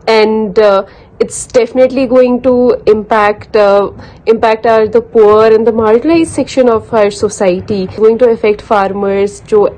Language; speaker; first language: English; non-native, local second language; Kashmiri